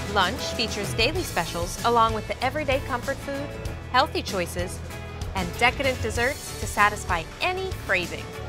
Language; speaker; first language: English; native; English